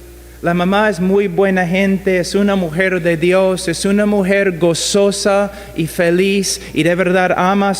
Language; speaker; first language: Spanish; non-native, fluent; English